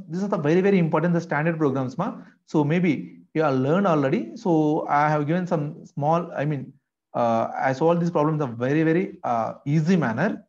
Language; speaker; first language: English; non-native, local second language; Telugu